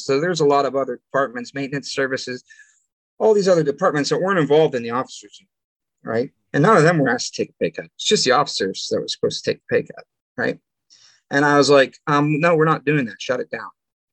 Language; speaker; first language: English; native; English